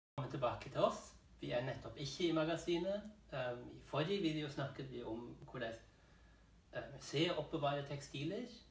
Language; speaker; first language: Norwegian; non-native, fluent; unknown